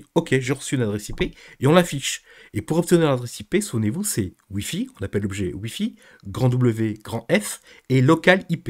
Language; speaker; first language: French; native; French